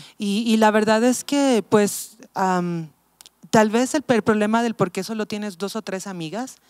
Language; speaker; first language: Spanish; native; Spanish